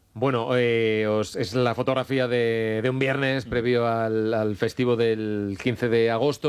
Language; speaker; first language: Spanish; native; Spanish